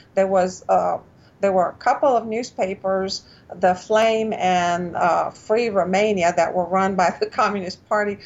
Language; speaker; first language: English; non-native, fluent; Romanian